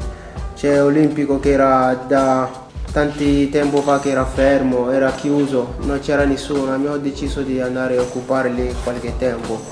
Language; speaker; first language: Italian; non-native, learner; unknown